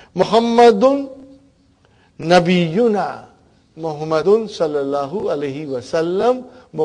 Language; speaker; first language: Arabic; non-native, fluent; Urdu